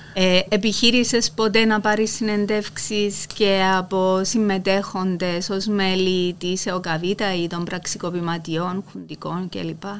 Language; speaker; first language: Greek; native; Greek